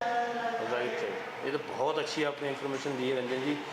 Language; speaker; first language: Hindi; non-native, local second language; Punjabi